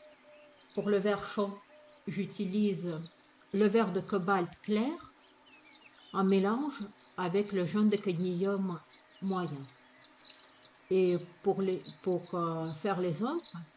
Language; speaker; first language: French; non-native, fluent; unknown